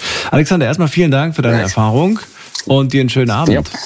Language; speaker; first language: German; native; German